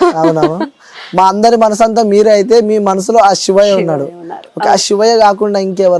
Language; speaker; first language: Telugu; native; Telugu